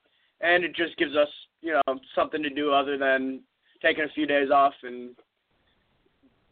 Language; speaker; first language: English; native; English